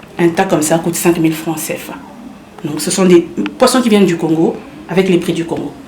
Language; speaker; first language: French; early bilingual, other home language; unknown